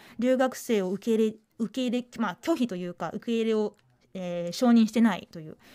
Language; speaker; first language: Japanese; native; Japanese